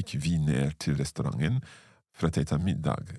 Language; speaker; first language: Swedish; non-native, learner; English